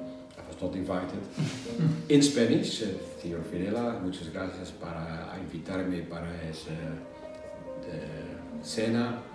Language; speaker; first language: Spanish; non-native, learner; Dutch